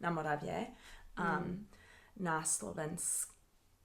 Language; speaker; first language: Czech; non-native, learner; English